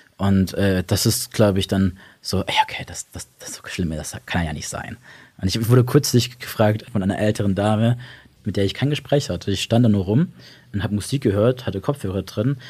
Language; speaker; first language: German; early bilingual, other home language; Italian